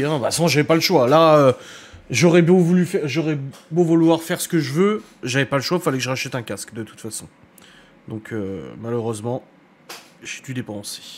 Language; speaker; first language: French; native; French